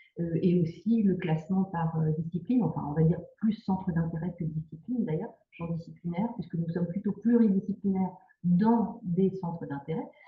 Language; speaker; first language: French; native; French